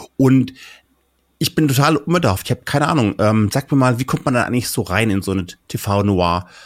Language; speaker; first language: German; native; German